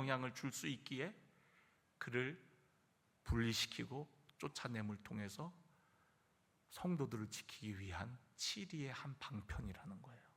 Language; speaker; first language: Korean; native; Korean